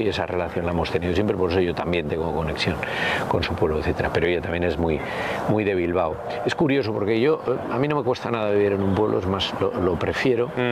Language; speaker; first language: Spanish; native; Spanish